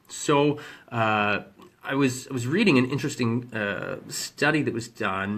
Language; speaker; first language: English; native; English